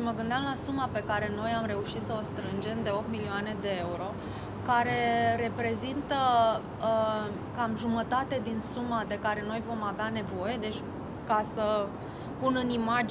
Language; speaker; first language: Romanian; native; Romanian